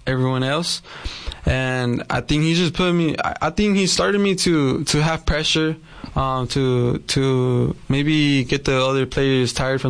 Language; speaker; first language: English; native; English